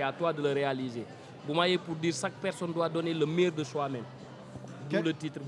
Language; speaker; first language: French; non-native, local second language; Wolof